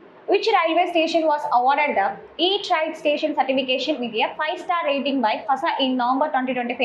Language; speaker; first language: English; non-native, local second language; Tamil